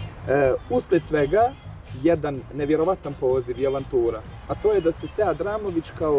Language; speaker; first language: Serbian; native; Serbian